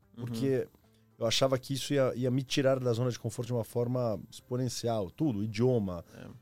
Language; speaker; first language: Portuguese; early bilingual, other home language; Spanish